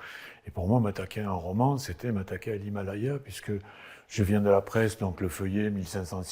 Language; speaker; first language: French; native; French